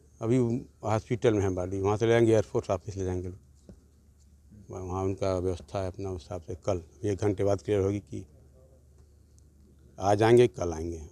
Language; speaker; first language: Hindi; native; Hindi